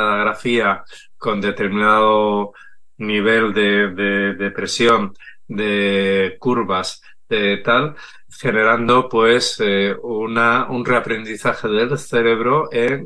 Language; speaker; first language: Spanish; native; Spanish